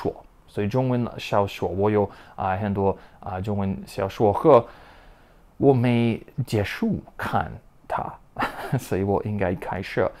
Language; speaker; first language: Chinese; non-native, learner; English